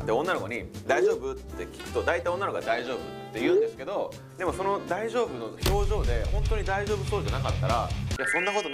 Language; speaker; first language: Japanese; native; Japanese